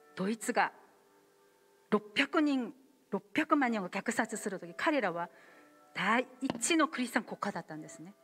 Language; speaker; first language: Japanese; non-native, fluent; Korean